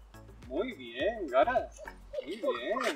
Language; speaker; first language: Spanish; native; Spanish